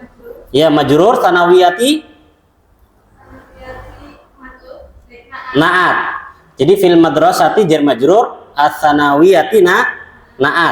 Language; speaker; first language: Arabic; non-native, fluent; Indonesian